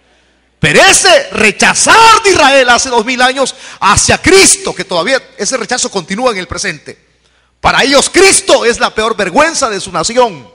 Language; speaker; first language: Spanish; native; Spanish